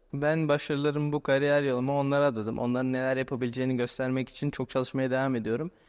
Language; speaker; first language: Turkish; native; Turkish